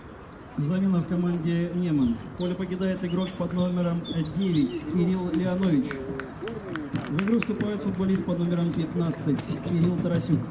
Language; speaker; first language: Russian; native; Russian